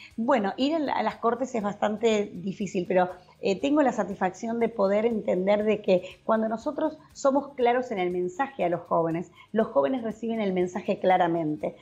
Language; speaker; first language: Spanish; native; Spanish